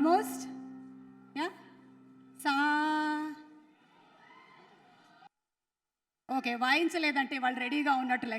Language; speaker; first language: Telugu; native; Telugu